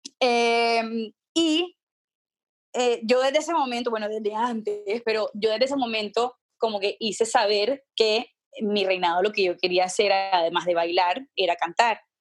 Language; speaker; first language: Spanish; native; Spanish